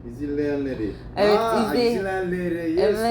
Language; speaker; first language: Turkish; non-native, learner; Korean